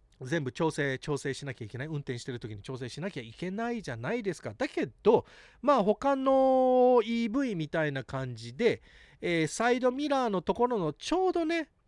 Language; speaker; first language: Japanese; early bilingual, heritage; English